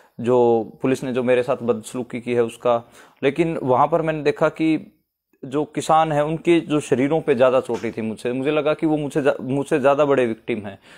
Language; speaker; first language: Hindi; native; Hindi